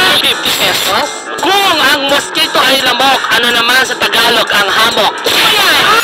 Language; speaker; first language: Filipino; native; Filipino